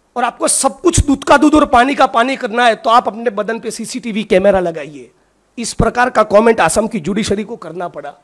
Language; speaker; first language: Hindi; non-native, local second language; Gujarati